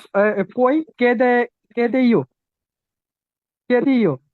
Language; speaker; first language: Italian; non-native, learner; Bangla